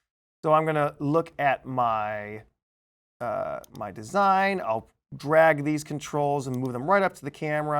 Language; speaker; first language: English; native; English